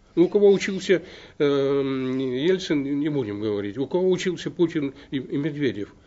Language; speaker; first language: Russian; native; Russian